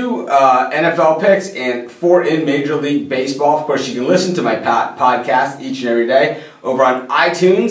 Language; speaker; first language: English; native; English